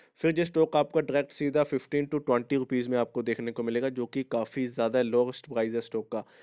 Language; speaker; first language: Hindi; native; Hindi